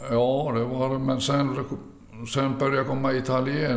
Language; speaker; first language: Swedish; early bilingual, other home language; Finnish